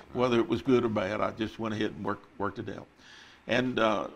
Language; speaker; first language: English; native; English